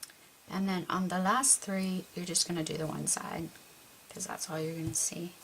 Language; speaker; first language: English; native; English